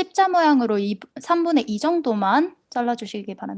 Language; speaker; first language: Korean; native; Korean